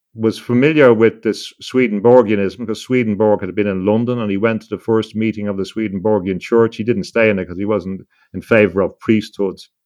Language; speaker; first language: English; native; English